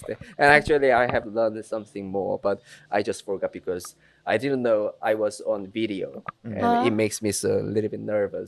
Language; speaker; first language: English; non-native, fluent; Korean